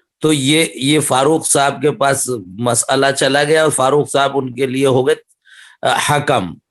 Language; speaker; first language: Urdu; native; Urdu